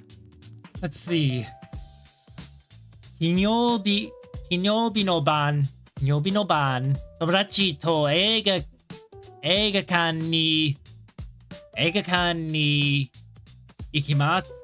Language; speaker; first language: Japanese; non-native, learner; English